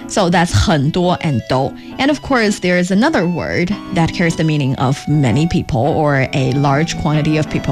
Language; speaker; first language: English; non-native, fluent; Chinese